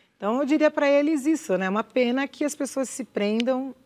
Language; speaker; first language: Portuguese; native; Portuguese